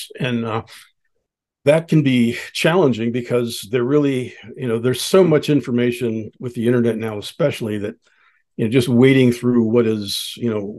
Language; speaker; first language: English; native; English